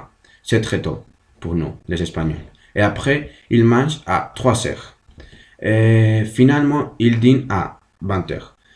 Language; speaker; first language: French; non-native, learner; Spanish